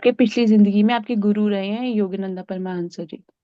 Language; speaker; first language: Hindi; native; Hindi